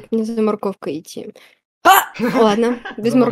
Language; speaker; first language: Russian; native; Russian